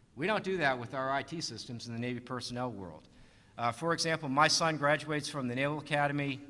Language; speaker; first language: English; native; English